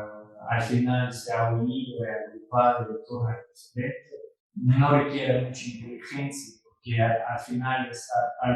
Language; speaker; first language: Spanish; non-native, fluent; Russian